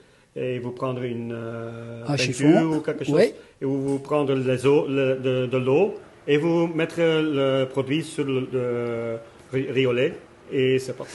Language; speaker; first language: French; non-native, local second language; Dutch